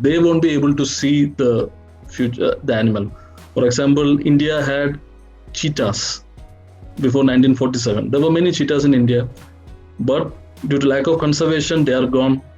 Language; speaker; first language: English; non-native, local second language; Malayalam